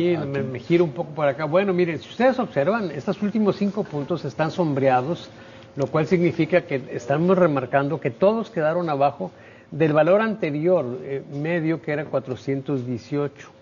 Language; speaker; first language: Spanish; native; Spanish